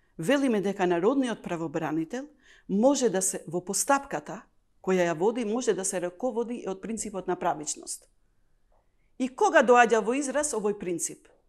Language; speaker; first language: Macedonian; non-native, local second language; Albanian